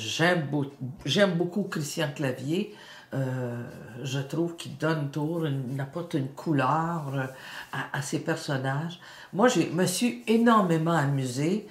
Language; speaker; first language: French; native; French